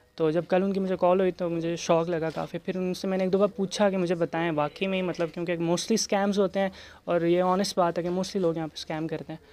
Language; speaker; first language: Urdu; non-native, local second language; Punjabi